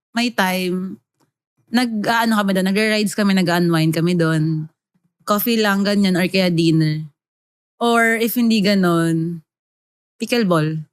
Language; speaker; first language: Filipino; native; Filipino